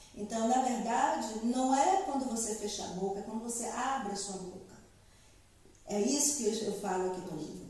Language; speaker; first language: Portuguese; native; Portuguese